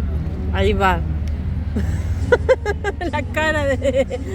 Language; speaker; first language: Spanish; non-native, fluent; Russian